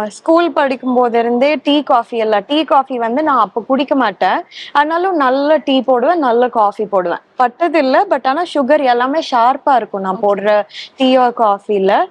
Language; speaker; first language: Tamil; native; Tamil